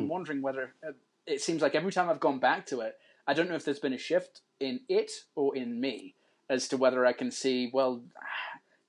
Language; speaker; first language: English; native; English